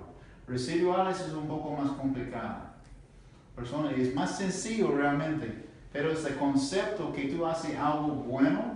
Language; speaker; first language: Spanish; non-native, learner; English